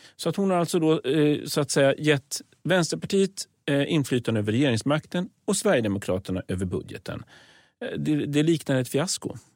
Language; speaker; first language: Swedish; native; Swedish